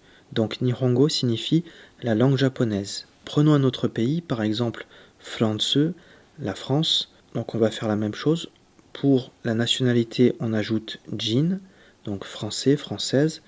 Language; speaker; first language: French; native; French